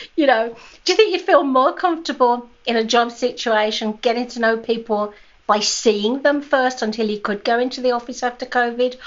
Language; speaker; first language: English; native; English